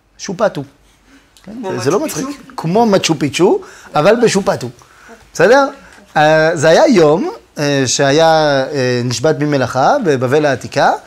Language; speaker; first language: Hebrew; non-native, fluent; French